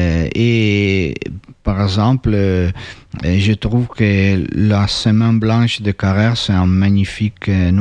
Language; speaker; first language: French; non-native, learner; Italian